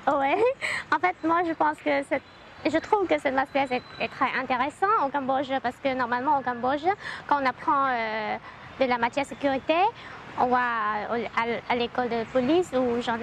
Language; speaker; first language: French; non-native, learner; Khmer